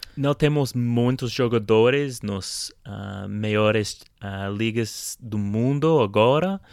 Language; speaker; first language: Portuguese; non-native, learner; English